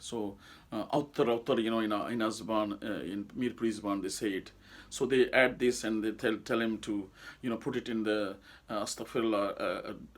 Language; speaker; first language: English; non-native, local second language; Urdu